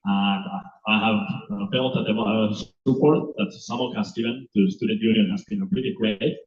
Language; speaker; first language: English; non-native, fluent; Finnish